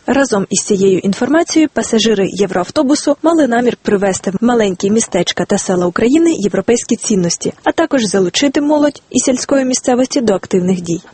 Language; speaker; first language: Ukrainian; native; Ukrainian